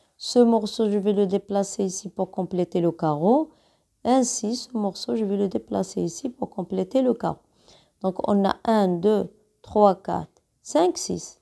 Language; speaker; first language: French; non-native, local second language; Arabic